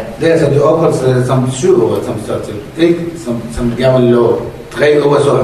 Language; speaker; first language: Danish; non-native, learner; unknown